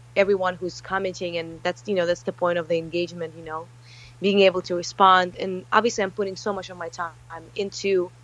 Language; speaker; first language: English; early bilingual, other home language; Russian